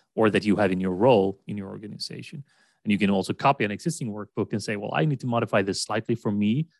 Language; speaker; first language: English; non-native, fluent; Swedish